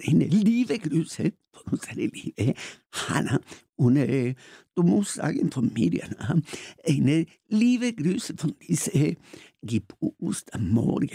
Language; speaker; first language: German; non-native, learner; Spanish